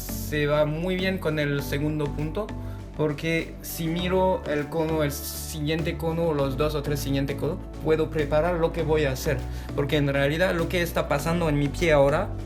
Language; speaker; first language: Spanish; non-native, fluent; French